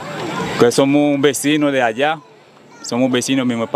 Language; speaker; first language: Spanish; non-native, fluent; Haitian Creole